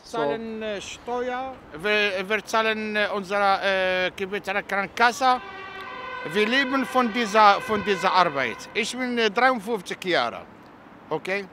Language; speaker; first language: German; non-native, learner; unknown